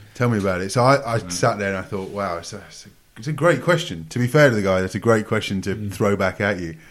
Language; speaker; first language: English; native; English